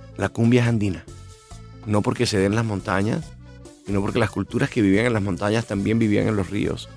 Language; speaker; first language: Spanish; native; Spanish